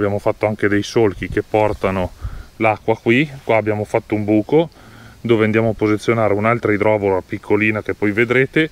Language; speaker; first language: Italian; native; Italian